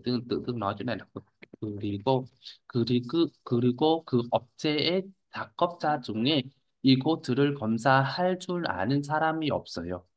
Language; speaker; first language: Korean; non-native, fluent; Vietnamese